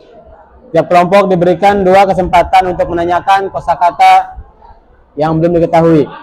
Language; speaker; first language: Indonesian; native; Indonesian